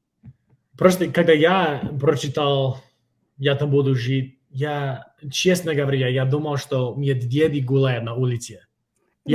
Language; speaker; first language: Russian; non-native, fluent; English